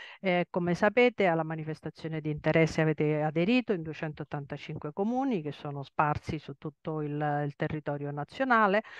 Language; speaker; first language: Italian; native; Italian